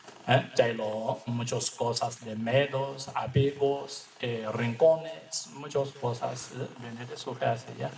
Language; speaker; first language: Spanish; non-native, learner; Tibetan